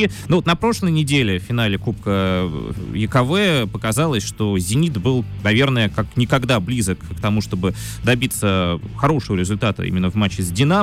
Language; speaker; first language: Russian; native; Russian